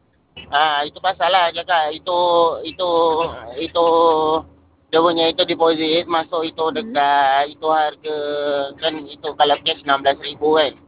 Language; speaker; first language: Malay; non-native, local second language; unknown